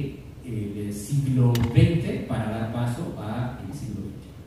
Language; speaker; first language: Spanish; native; Spanish